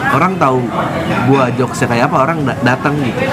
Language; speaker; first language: Indonesian; native; Indonesian